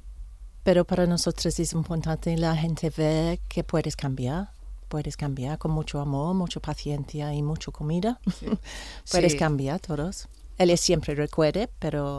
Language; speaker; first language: Spanish; non-native, learner; English